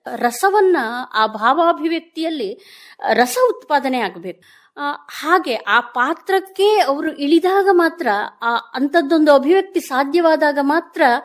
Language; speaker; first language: Kannada; native; Kannada